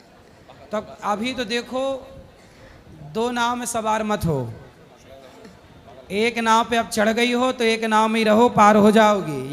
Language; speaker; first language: Hindi; native; Hindi